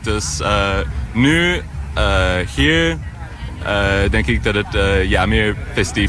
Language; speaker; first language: Dutch; non-native, fluent; English